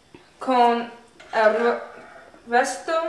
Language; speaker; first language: Spanish; non-native, learner; English